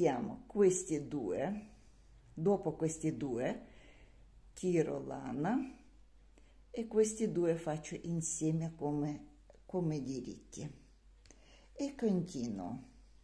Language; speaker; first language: Italian; non-native, learner; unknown